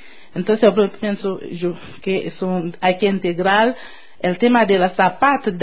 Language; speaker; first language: Spanish; non-native, fluent; Haitian Creole